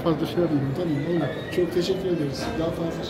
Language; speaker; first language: Turkish; native; Turkish